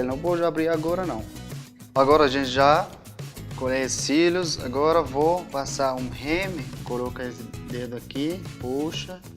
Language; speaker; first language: Portuguese; non-native, learner; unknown